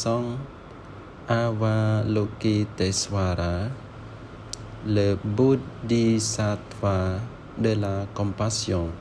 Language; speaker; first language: French; non-native, learner; Khmer